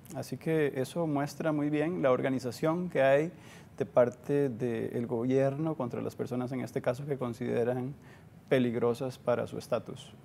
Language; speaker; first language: Spanish; native; Spanish